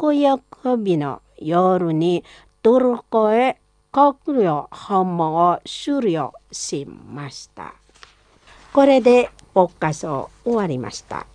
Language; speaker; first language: Japanese; non-native, fluent; Indonesian